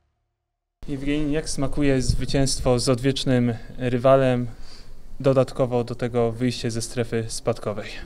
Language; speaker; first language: Polish; native; Polish